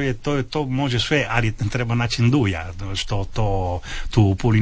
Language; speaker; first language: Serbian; non-native, local second language; Italian